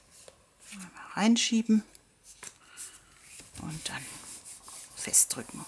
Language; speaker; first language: German; native; German